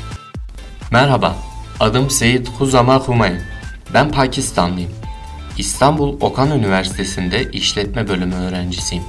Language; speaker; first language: Turkish; non-native, learner; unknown